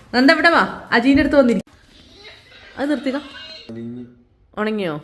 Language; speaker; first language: Malayalam; native; Malayalam